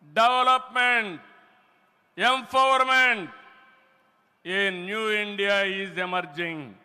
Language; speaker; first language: English; non-native, local second language; Telugu